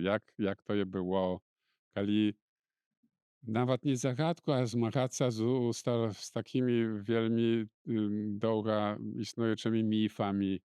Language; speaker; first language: Polish; non-native, local second language; Belarusian